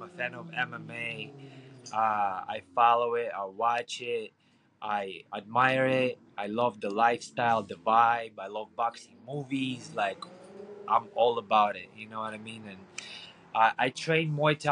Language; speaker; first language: English; non-native, fluent; Ukrainian